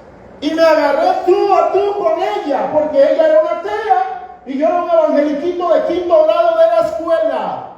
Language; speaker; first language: Spanish; native; Spanish